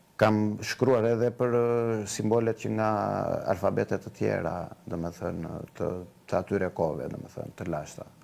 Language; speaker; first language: Albanian; native; Albanian